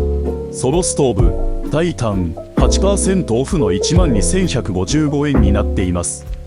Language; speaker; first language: Japanese; native; Japanese